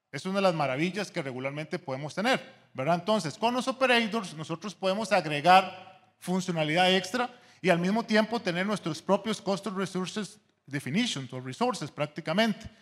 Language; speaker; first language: Spanish; native; Spanish